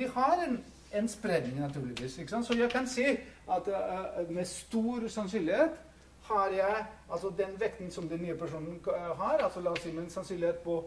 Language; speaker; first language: Norwegian; non-native, fluent; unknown